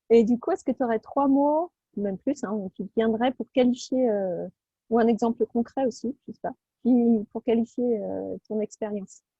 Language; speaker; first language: French; native; French